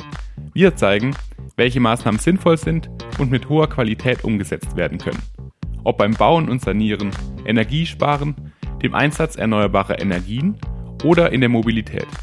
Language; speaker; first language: German; native; German